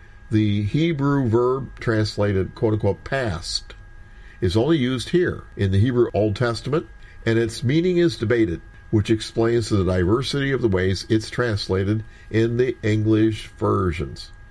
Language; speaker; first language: English; native; English